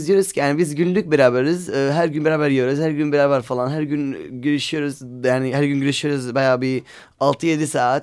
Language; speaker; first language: Turkish; non-native, learner; Arabic